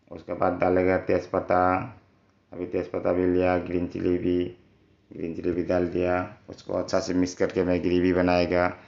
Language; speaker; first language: Hindi; non-native, local second language; Manipuri